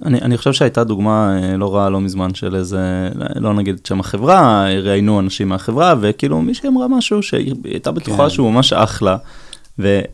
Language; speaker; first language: Hebrew; native; Hebrew